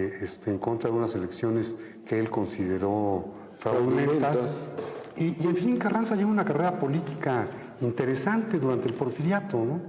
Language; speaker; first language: Spanish; native; Spanish